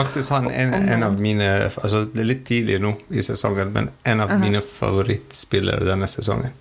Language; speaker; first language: Norwegian; non-native, fluent; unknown